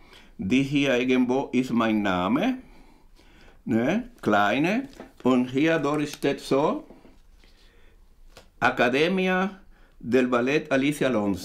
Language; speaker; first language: German; non-native, fluent; Spanish